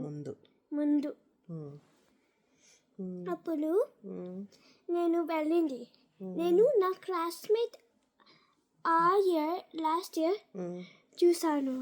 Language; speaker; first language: Telugu; early bilingual, heritage; Telugu